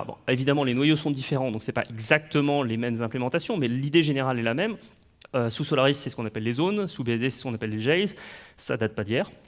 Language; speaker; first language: French; native; French